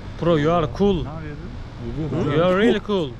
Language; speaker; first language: English; non-native, learner; Turkish